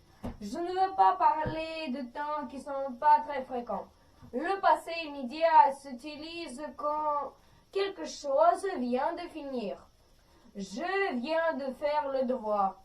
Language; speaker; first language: French; non-native, fluent; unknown